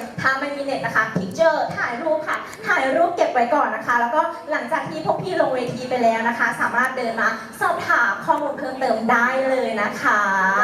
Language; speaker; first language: Thai; native; Thai